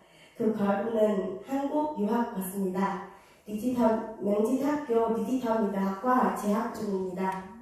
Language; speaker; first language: Korean; non-native, fluent; Vietnamese